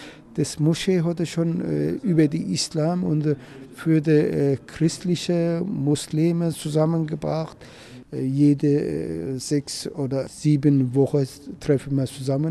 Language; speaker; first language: German; non-native, learner; Turkish